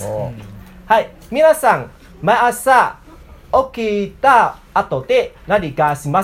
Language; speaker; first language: Japanese; non-native, learner; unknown